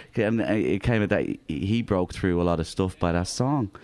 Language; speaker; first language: English; native; English